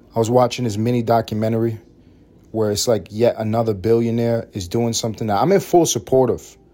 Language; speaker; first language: English; early bilingual, other home language; Spanish